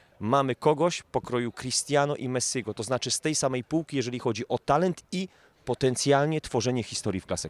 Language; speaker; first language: Polish; native; Polish